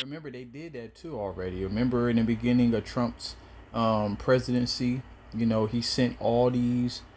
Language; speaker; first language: English; native; English